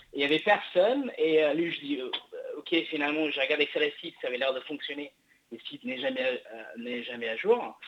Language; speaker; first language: French; non-native, fluent; English